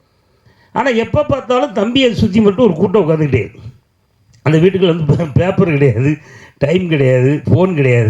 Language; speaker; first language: Tamil; native; Tamil